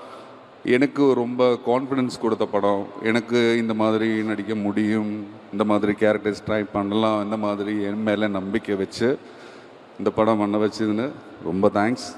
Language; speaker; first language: Tamil; non-native, learner; Malayalam